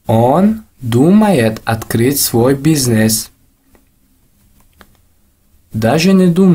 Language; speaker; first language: Russian; non-native, local second language; Tajik